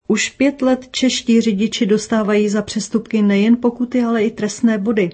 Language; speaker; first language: Czech; native; Czech